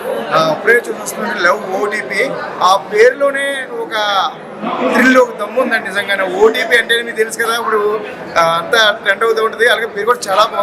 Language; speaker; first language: Telugu; native; Telugu